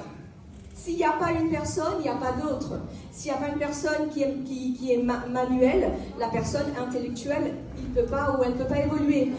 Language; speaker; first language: French; non-native, local second language; Morisyen